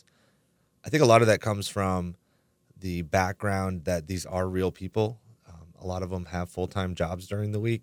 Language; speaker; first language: English; native; English